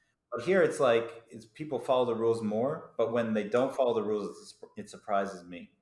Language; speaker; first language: English; native; English